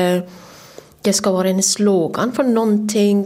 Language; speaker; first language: Swedish; non-native, fluent; Persian